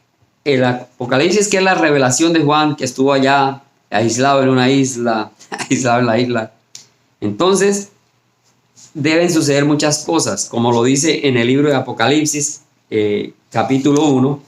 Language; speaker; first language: Spanish; native; Spanish